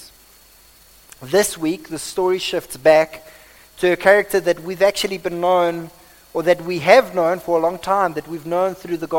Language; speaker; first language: English; non-native, local second language; Afrikaans